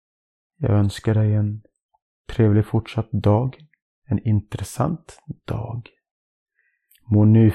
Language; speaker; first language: Swedish; non-native, fluent; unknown